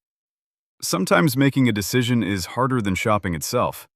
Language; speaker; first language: English; native; English